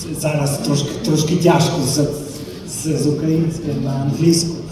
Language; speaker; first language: Ukrainian; non-native, local second language; Russian